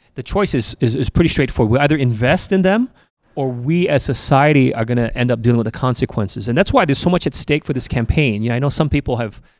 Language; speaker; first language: English; native; English